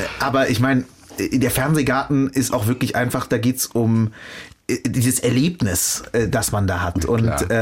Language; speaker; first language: German; early bilingual, other home language; Arabic